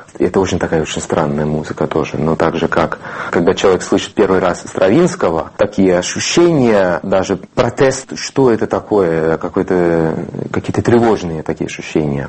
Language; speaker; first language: Russian; non-native, fluent; English